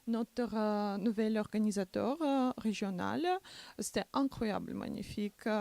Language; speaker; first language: French; non-native, learner; Macedonian